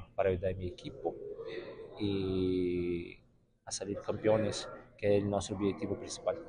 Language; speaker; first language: Spanish; non-native, learner; Portuguese